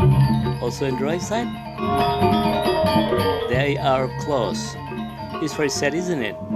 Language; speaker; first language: English; non-native, local second language; Indonesian